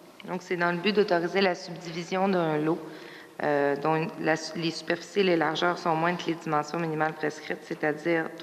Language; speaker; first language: French; native; French